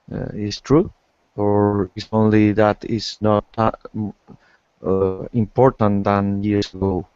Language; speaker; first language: English; non-native, learner; Spanish